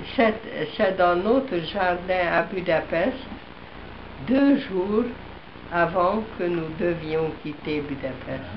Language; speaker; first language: French; non-native, fluent; Hungarian